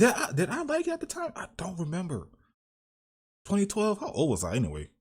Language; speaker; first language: English; native; English